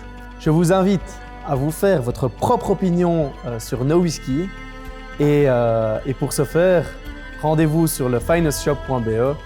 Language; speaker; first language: French; native; French